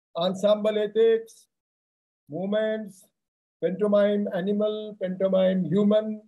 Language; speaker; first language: English; non-native, local second language; Marathi